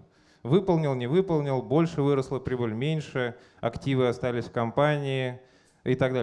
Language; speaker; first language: Russian; native; Russian